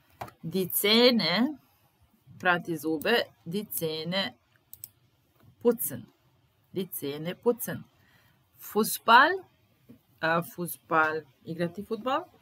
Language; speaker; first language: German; non-native, fluent; Serbian